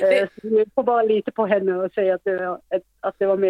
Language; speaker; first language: Swedish; non-native, fluent; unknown